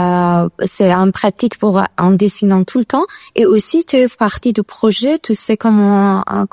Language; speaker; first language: French; non-native, learner; Persian